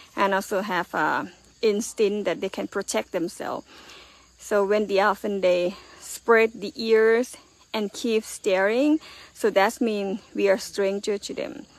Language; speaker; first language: English; non-native, learner; Thai